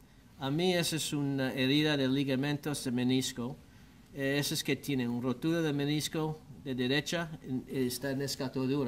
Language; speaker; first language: Spanish; non-native, learner; English